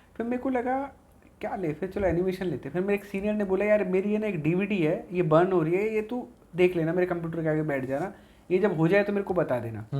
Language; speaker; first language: Hindi; non-native, local second language; Haryanvi